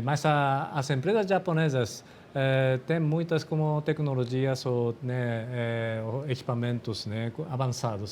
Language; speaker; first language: Portuguese; non-native, fluent; Japanese